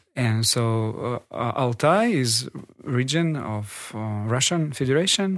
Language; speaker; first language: English; non-native, fluent; Kazakh